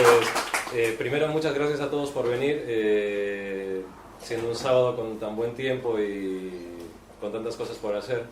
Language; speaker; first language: Spanish; native; Spanish